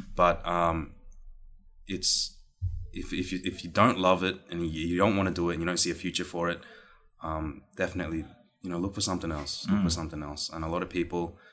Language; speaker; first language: English; native; English